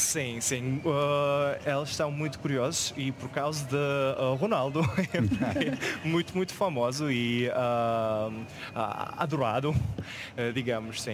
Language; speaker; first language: Portuguese; non-native, fluent; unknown